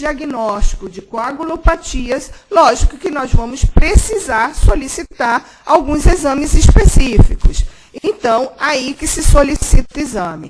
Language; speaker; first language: Portuguese; native; Portuguese